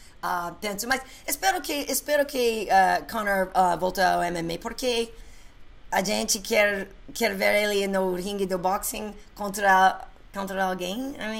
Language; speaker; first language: Portuguese; non-native, learner; English